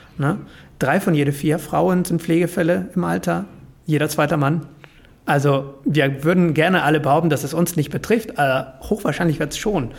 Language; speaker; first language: German; non-native, fluent; Spanish